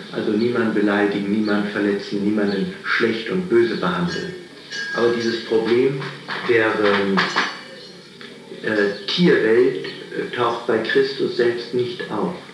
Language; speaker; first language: German; native; German